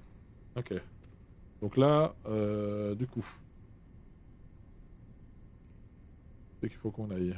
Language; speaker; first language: French; native; French